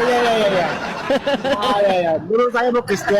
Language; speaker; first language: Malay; non-native, local second language; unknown